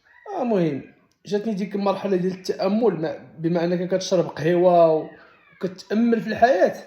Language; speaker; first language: Arabic; native; Arabic